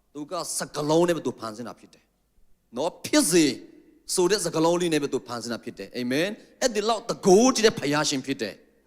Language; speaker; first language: Burmese; non-native, local second language; Tedim Chin